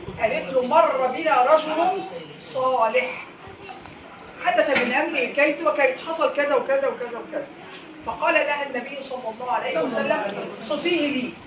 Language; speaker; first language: Egyptian Arabic; native; Egyptian Arabic